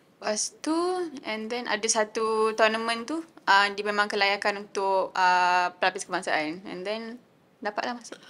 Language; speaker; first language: Malay; native; Malay